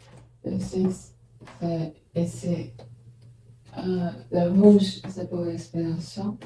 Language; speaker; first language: French; non-native, learner; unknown